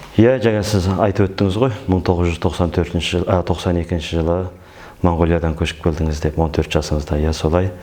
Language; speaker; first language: Kazakh; early bilingual, heritage; Kazakh